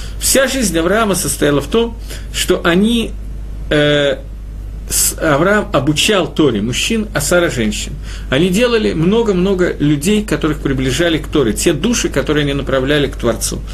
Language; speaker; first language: Russian; native; Russian